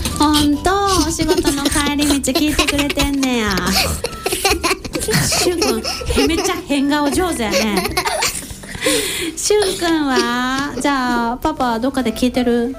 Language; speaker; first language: Japanese; native; Japanese